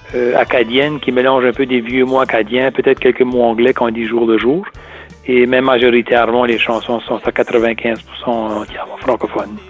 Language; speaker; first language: French; native; French